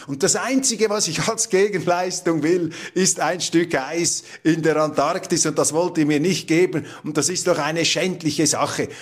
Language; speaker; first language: German; native; German